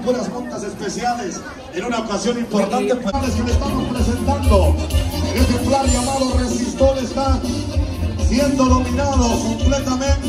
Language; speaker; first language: Spanish; native; Spanish